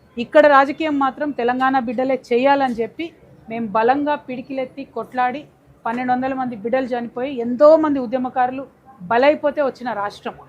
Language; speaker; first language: Telugu; native; Telugu